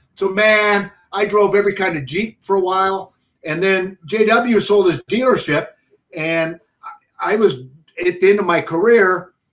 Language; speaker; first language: English; native; English